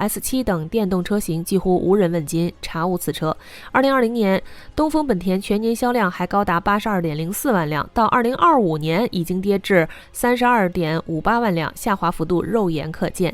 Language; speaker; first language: Chinese; native; Chinese